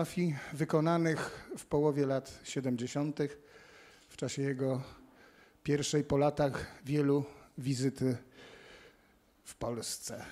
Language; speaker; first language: Polish; native; Polish